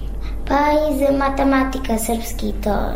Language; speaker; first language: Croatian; non-native, learner; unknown